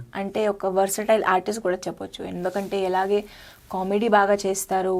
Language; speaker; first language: Telugu; non-native, fluent; Hindi